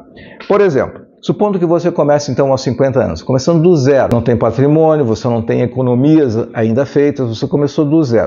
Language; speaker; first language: Portuguese; native; Portuguese